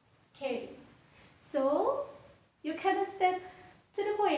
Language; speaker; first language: English; non-native, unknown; Sundanese